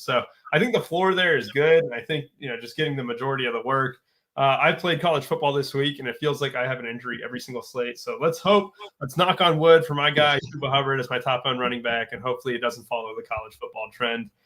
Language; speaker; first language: English; native; English